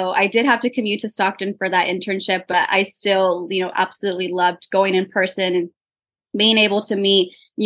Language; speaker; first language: English; early bilingual, other home language; Spanish